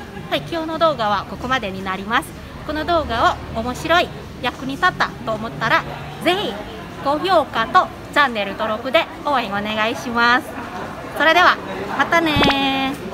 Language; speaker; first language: Japanese; non-native, fluent; Balinese